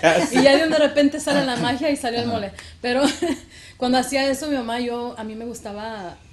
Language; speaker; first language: Spanish; early bilingual, heritage; Spanish